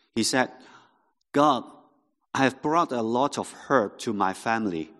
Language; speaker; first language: English; non-native, local second language; Cantonese